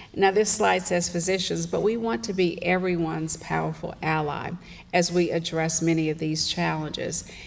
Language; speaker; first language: English; native; English